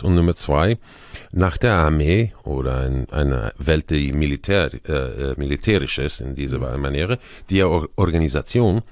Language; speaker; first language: German; non-native, fluent; Croatian